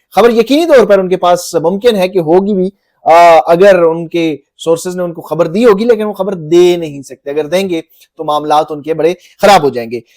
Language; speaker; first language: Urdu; native; Urdu